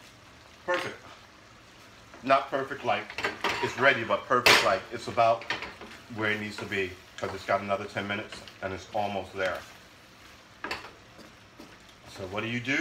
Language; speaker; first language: English; native; English